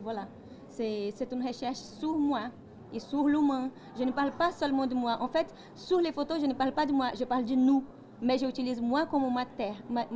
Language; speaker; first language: French; non-native, fluent; Portuguese